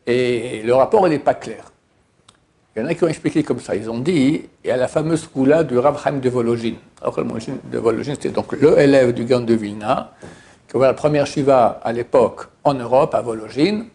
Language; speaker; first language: French; native; French